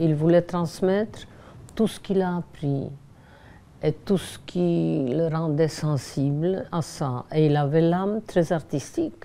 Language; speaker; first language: French; non-native, fluent; Polish